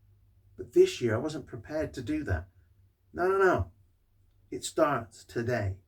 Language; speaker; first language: English; native; English